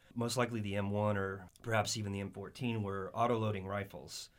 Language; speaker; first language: English; native; English